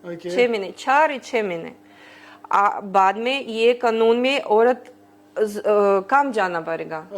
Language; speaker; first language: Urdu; early bilingual, heritage; Greek